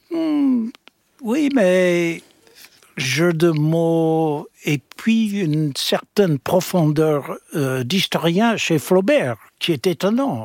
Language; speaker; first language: French; non-native, fluent; English